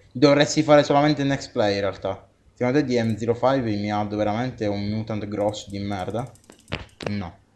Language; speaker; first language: Italian; native; Italian